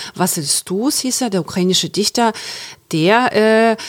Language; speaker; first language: German; non-native, fluent; Ukrainian